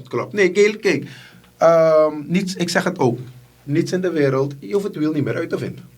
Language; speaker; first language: Dutch; native; Dutch